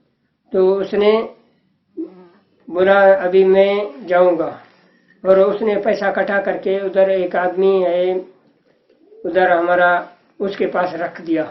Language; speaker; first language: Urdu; non-native, local second language; Sindhi